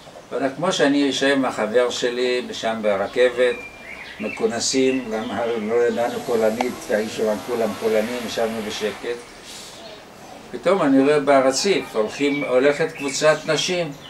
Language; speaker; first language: Hebrew; non-native, fluent; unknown